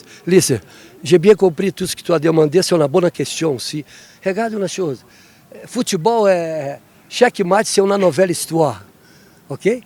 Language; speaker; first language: French; non-native, learner; Portuguese